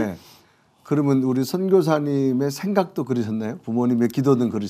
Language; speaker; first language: Korean; native; Korean